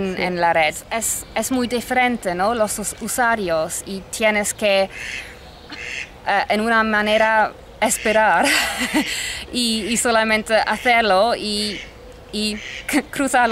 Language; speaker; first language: Spanish; non-native, fluent; English